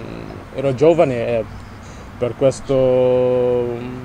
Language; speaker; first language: Italian; non-native, learner; Dutch